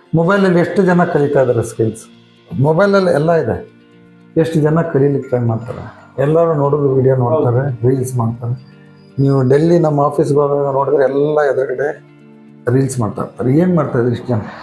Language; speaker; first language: Kannada; native; Kannada